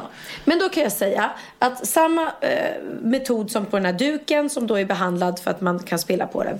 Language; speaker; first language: Swedish; native; Swedish